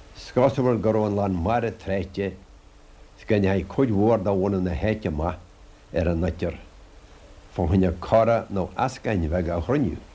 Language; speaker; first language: Irish; native; Irish